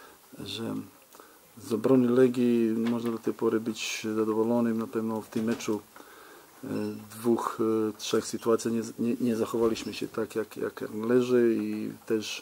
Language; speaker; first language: Polish; non-native, fluent; Serbian